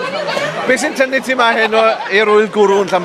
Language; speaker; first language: Welsh; native; Welsh